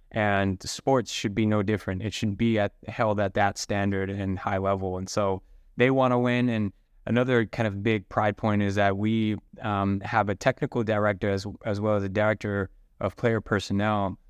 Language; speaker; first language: English; native; English